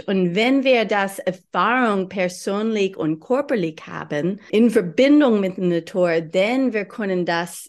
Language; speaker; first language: German; non-native, learner; English